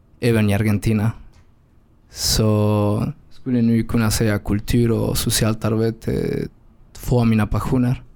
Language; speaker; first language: Swedish; non-native, fluent; Spanish